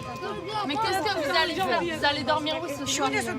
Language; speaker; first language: French; native; French